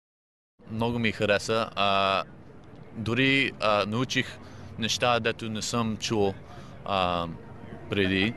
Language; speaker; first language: Bulgarian; early bilingual, heritage; English